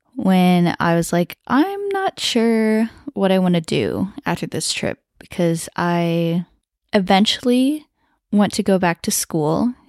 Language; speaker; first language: English; early bilingual, other home language; Chinese